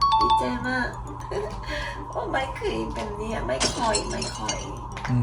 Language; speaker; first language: Thai; non-native, learner; Korean